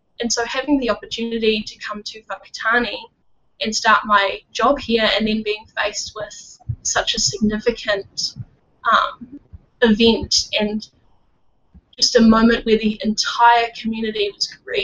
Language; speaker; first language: English; native; English